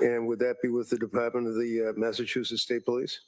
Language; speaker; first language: English; native; English